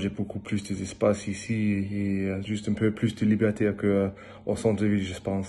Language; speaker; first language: French; non-native, learner; English